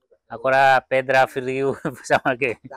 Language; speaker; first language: Portuguese; non-native, learner; Vietnamese